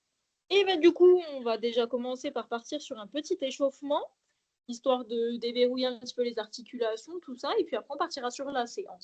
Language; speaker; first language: French; native; French